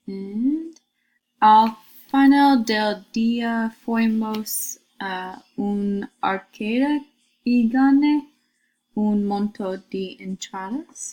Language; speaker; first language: Spanish; non-native, learner; English